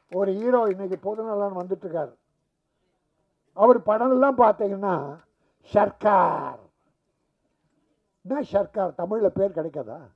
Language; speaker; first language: Tamil; native; Tamil